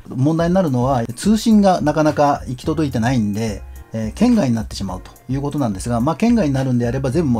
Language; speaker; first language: Japanese; native; Japanese